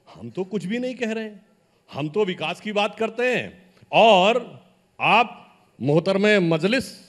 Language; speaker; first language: Hindi; native; Hindi